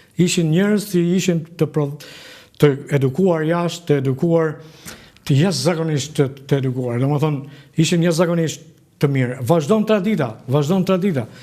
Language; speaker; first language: Albanian; native; Albanian